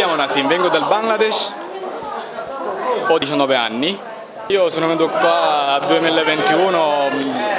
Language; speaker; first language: Italian; non-native, learner; Bangla